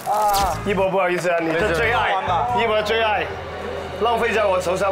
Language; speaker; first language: Chinese; native; Chinese